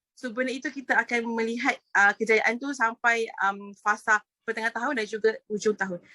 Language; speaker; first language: Malay; native; Malay